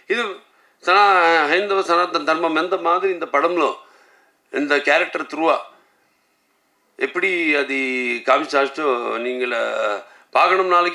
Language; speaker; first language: Tamil; non-native, local second language; Telugu